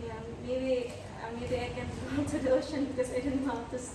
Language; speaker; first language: English; non-native, local second language; Filipino